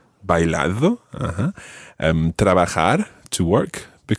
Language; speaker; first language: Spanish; non-native, fluent; English